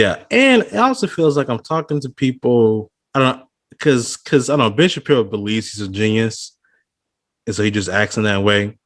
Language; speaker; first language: English; native; English